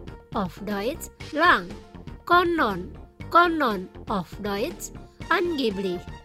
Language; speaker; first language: German; non-native, learner; Indonesian